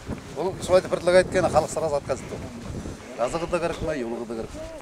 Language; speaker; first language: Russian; non-native, local second language; Bashkir